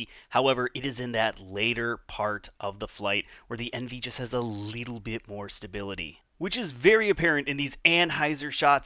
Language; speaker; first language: English; native; English